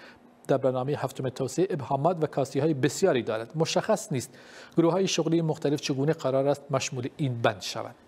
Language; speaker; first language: Persian; non-native, local second language; Kurdish